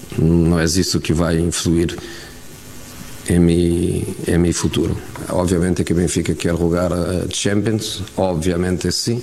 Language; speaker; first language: Spanish; non-native, fluent; Portuguese